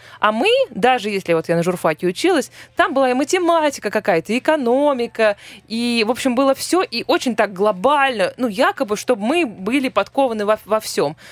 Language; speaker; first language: Russian; native; Russian